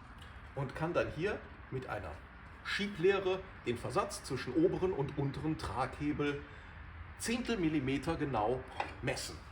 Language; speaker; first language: German; native; German